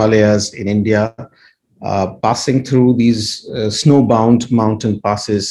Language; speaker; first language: English; non-native, local second language; Hindi